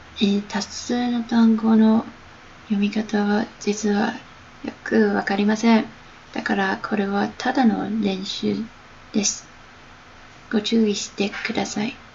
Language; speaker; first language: Japanese; non-native, learner; Chinese